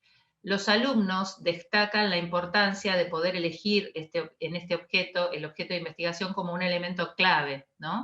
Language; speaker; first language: Spanish; native; Spanish